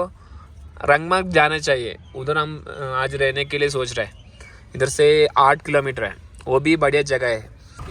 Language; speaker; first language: Hindi; non-native, local second language; Malayalam